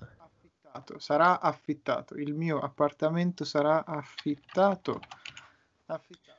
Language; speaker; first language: Italian; native; Italian